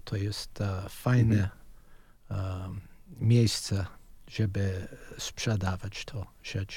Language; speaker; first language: Polish; early bilingual, heritage; Polish